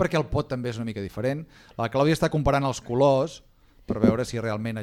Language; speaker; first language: Catalan; native; Catalan